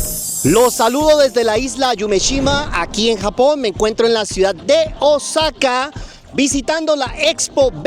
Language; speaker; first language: Spanish; native; Spanish